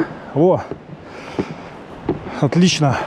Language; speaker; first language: Russian; native; Russian